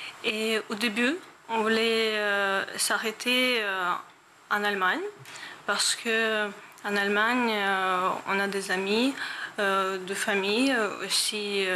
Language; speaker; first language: French; non-native, learner; Ukrainian